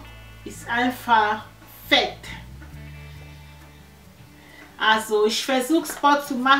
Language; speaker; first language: German; non-native, learner; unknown